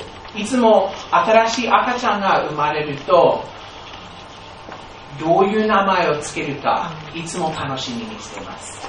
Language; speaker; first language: Japanese; non-native, fluent; English